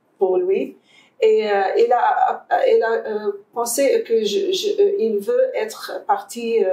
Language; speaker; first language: French; non-native, fluent; Arabic